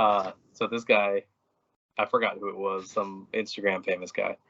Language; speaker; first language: English; native; English